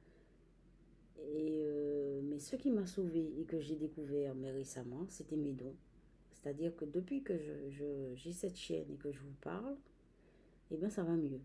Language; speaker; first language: French; native; French